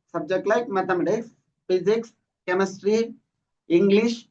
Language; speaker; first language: English; non-native, local second language; Kannada